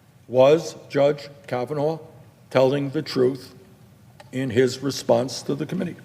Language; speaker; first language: English; native; English